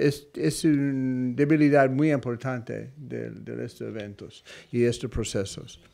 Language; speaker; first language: Spanish; non-native, fluent; English